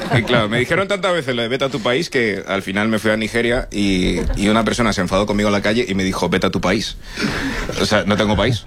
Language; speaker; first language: Spanish; early bilingual, other home language; English